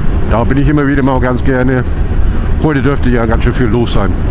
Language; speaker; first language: German; non-native, fluent; English